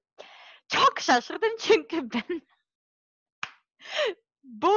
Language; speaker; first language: Turkish; non-native, learner; Serbian